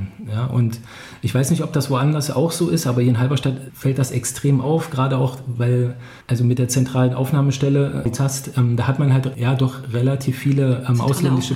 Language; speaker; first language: German; native; German